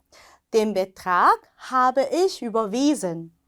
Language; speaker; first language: German; non-native, fluent; Korean